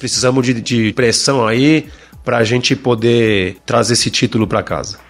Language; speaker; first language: Portuguese; non-native, fluent; Spanish